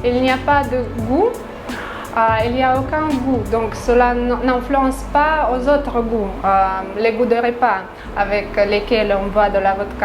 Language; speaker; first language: French; non-native, fluent; Russian